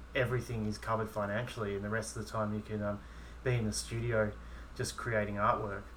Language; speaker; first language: English; native; English